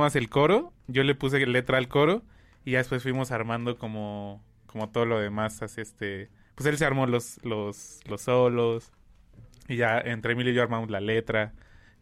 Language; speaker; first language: Spanish; native; Spanish